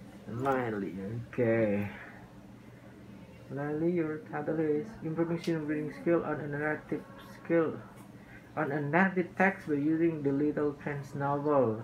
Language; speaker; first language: English; non-native, fluent; Indonesian